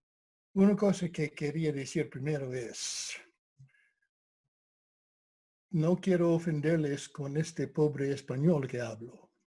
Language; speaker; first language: Spanish; non-native, fluent; English